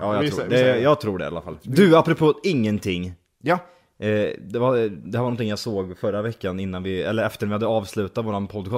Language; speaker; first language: Swedish; native; Swedish